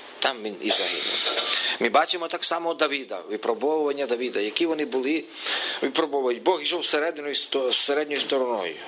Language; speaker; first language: Ukrainian; native; Ukrainian